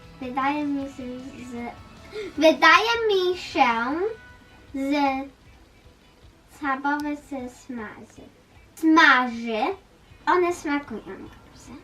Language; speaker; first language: Polish; early bilingual, heritage; Polish